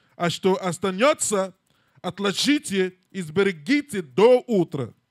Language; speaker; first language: Russian; non-native, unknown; English